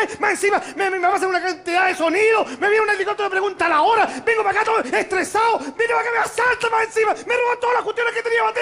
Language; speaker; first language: Spanish; native; Spanish